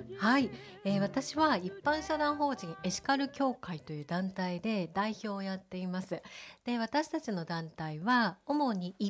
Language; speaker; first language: Japanese; native; Japanese